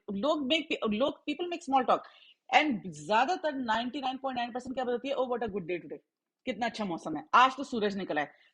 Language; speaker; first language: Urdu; native; Urdu